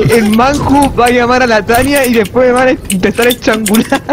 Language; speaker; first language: Spanish; native; Spanish